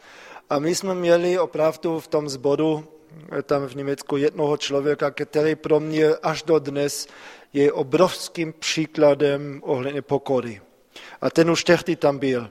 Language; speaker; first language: Czech; non-native, fluent; German